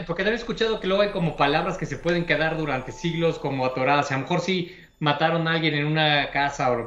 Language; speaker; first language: Spanish; native; Spanish